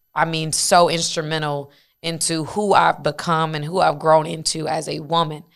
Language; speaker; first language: English; native; English